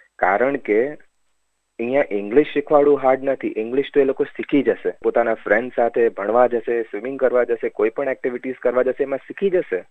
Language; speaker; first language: Gujarati; early bilingual, heritage; Gujarati